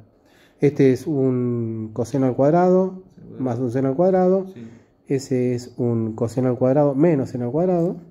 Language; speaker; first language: Spanish; native; Spanish